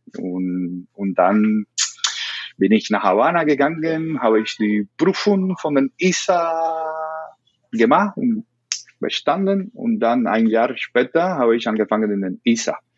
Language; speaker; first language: German; non-native, learner; Spanish